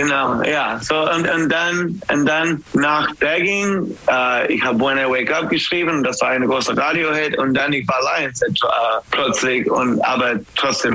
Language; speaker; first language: German; non-native, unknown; English